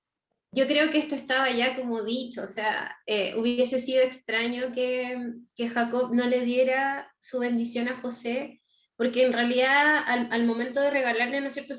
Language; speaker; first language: Spanish; native; Spanish